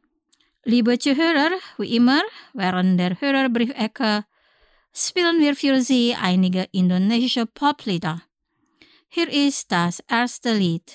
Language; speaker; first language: German; non-native, fluent; Indonesian